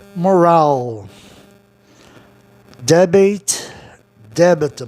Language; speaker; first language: English; non-native, fluent; Portuguese